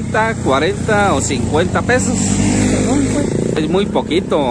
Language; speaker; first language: Spanish; native; Spanish